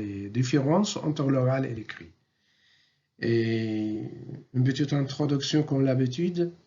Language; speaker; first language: French; non-native, local second language; Arabic